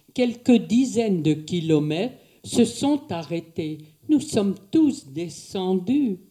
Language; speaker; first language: French; native; French